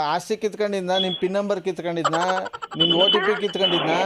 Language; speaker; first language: Kannada; native; Kannada